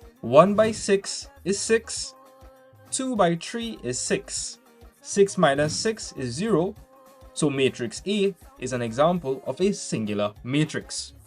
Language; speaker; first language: English; native; English